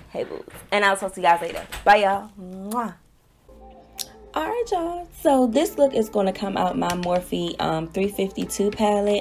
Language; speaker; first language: English; native; English